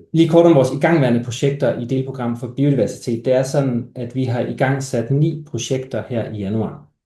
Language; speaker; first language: Danish; native; Danish